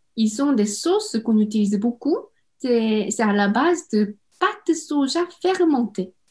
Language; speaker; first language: French; non-native, fluent; Korean